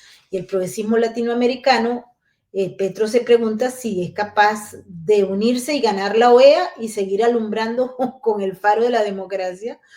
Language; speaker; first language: Spanish; native; Spanish